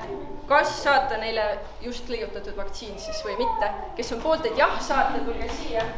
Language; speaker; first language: Estonian; native; Estonian